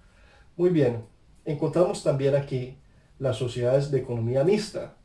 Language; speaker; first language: Spanish; native; Spanish